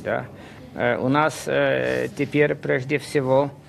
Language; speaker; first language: Russian; non-native, fluent; Polish